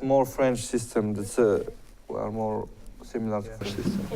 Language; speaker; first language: English; non-native, fluent; Arabic